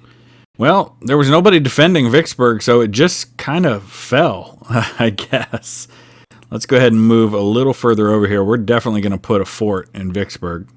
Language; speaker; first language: English; native; English